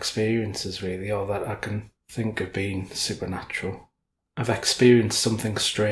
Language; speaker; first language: English; native; English